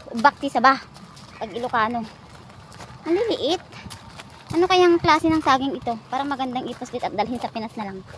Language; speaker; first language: Filipino; non-native, local second language; Iloko